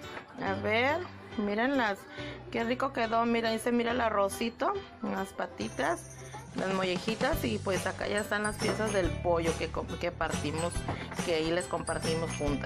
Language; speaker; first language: Spanish; native; Spanish